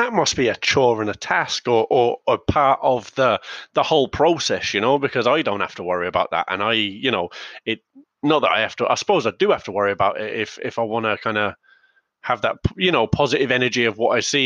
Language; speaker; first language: English; native; English